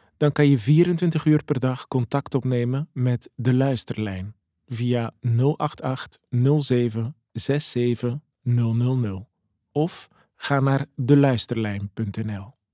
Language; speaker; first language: Dutch; native; Dutch